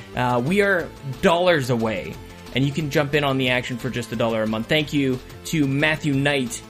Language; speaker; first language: English; native; English